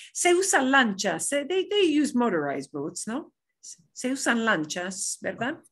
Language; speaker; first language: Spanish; non-native, fluent; English